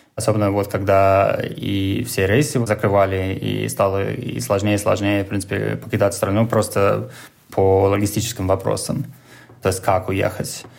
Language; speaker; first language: Russian; non-native, fluent; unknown